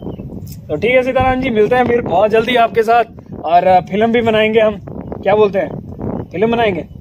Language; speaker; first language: Hindi; native; Hindi